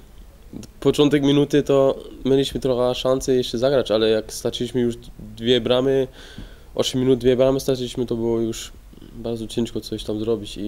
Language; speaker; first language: Polish; early bilingual, heritage; Polish